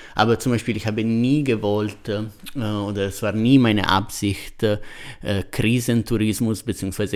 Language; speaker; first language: German; non-native, fluent; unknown